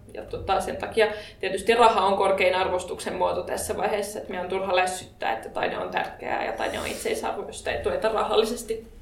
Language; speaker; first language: Finnish; native; Finnish